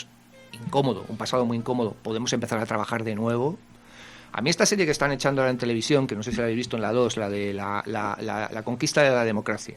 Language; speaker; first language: Spanish; native; Spanish